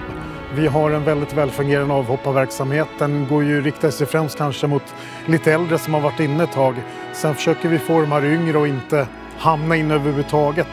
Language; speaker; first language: Swedish; native; Swedish